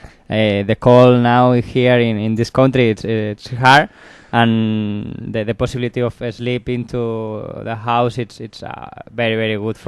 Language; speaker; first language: English; non-native, learner; Spanish